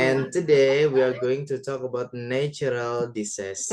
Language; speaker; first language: English; non-native, fluent; Indonesian